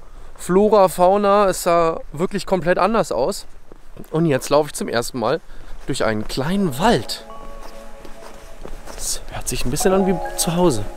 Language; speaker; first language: German; native; German